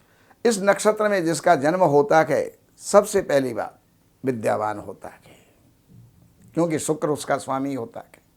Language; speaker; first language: Hindi; native; Hindi